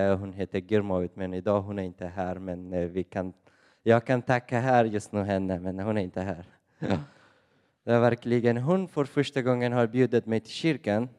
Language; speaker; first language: Swedish; non-native, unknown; Persian